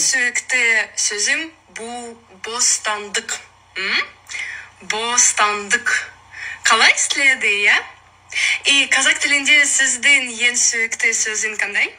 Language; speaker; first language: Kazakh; non-native, learner; Russian